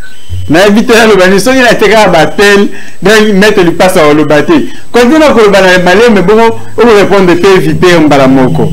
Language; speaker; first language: French; non-native, local second language; Lingala